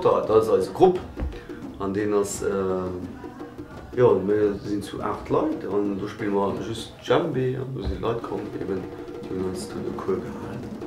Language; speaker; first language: German; non-native, local second language; Luxembourgish